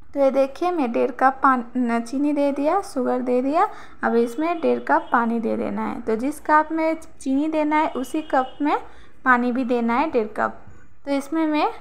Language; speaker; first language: Hindi; non-native, local second language; Bangla